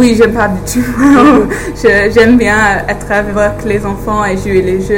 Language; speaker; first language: French; non-native, learner; English